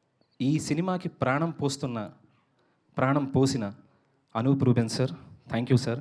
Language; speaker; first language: Telugu; native; Telugu